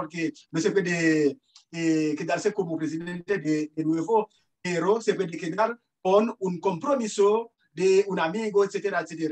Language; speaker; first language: Spanish; non-native, fluent; Haitian Creole